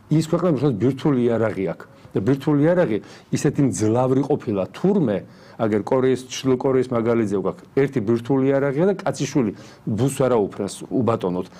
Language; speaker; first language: Georgian; native; Georgian